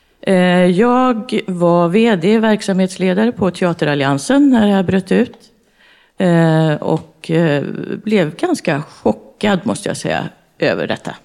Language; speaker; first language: Swedish; native; Swedish